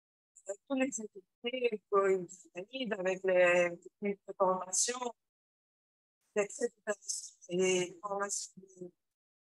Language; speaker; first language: French; non-native, learner; English